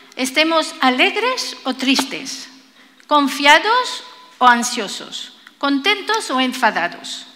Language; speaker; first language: Spanish; non-native, fluent; French